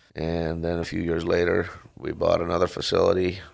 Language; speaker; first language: English; non-native, fluent; Dutch